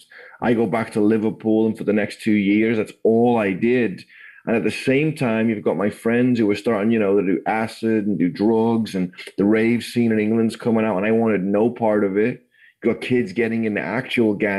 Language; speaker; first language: English; native; English